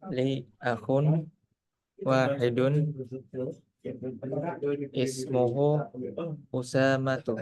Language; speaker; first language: Arabic; non-native, learner; Indonesian